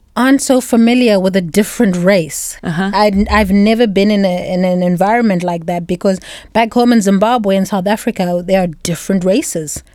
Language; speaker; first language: English; non-native, local second language; Shona